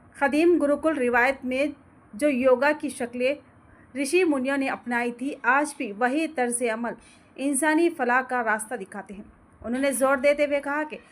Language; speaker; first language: Urdu; native; Urdu